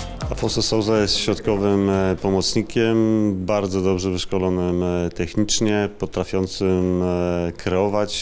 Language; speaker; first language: Polish; native; Polish